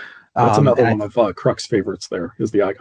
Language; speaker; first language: English; native; English